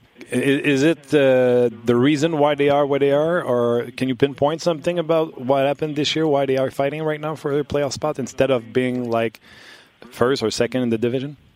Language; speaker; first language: English; non-native, fluent; French